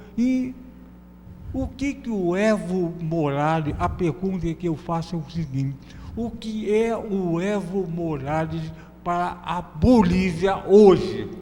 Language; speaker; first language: Portuguese; native; Portuguese